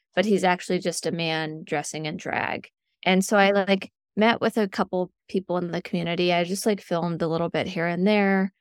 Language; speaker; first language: English; native; English